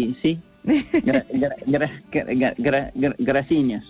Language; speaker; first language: Spanish; non-native, learner; English